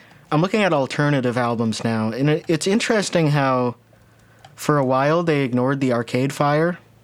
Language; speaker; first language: English; native; English